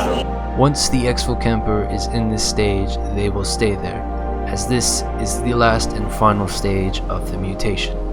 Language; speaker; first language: English; native; English